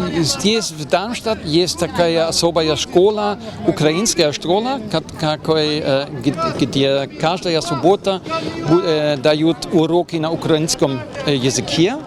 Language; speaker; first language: Russian; non-native, learner; German